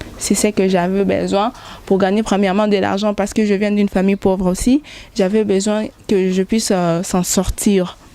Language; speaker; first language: French; non-native, local second language; Lingala